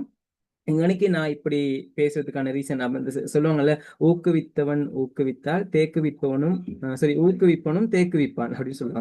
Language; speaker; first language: Tamil; native; Tamil